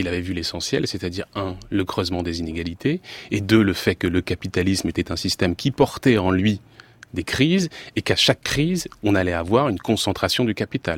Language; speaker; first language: French; native; French